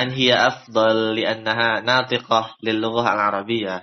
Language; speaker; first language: Arabic; non-native, fluent; Indonesian